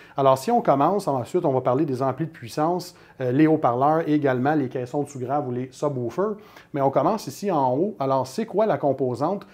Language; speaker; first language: French; native; French